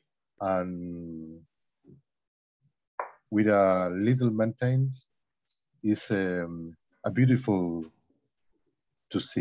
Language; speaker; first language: English; non-native, learner; Spanish